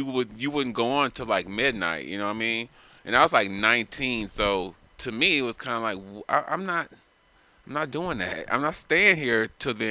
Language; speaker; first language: English; native; English